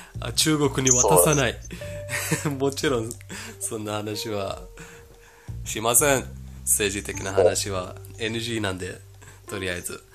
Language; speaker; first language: Japanese; non-native, fluent; Persian